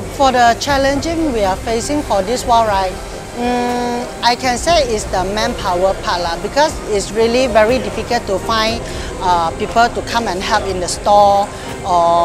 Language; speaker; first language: English; non-native, local second language; Min Nan Chinese